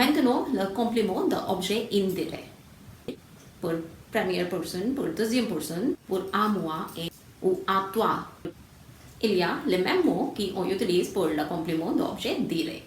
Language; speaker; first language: French; non-native, fluent; Hindi